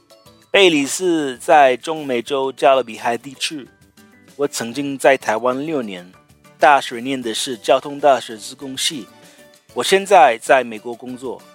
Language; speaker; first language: Chinese; non-native, fluent; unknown